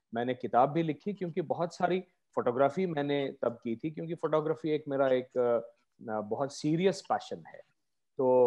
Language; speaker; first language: Hindi; non-native, local second language; Marathi